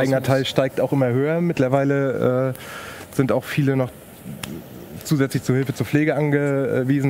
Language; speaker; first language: German; native; German